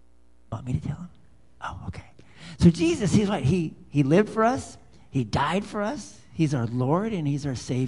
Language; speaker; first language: English; native; English